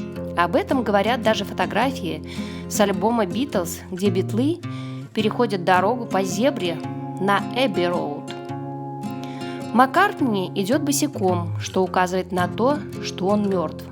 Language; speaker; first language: Russian; native; Russian